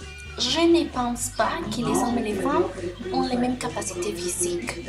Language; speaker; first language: French; non-native, learner; Spanish